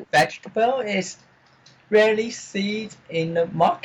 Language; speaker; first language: English; non-native, learner; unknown